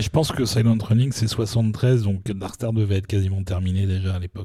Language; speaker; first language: French; native; French